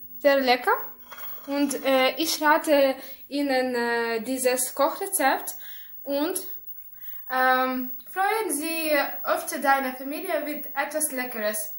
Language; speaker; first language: German; non-native, learner; Russian